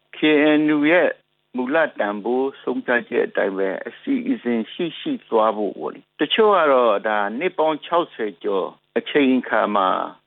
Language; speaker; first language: Burmese; non-native, local second language; S'gaw Karen